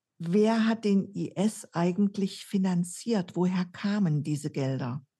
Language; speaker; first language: German; native; German